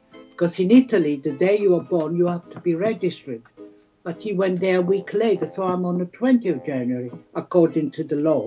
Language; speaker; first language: English; native; English